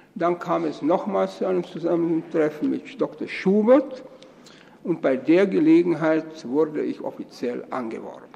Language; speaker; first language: German; native; German